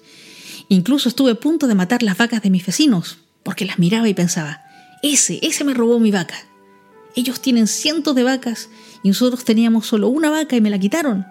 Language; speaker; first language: Spanish; native; Spanish